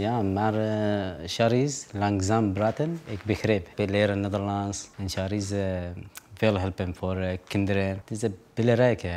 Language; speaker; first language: Dutch; non-native, learner; Arabic